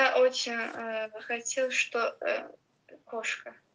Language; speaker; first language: Russian; non-native, learner; Azerbaijani